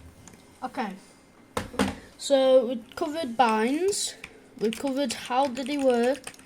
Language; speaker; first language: English; native; English